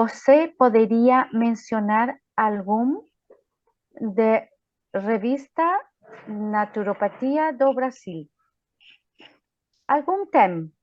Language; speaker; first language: Portuguese; non-native, learner; Spanish